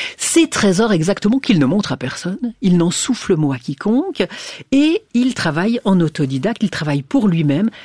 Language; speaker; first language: French; native; French